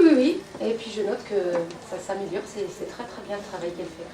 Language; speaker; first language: French; native; French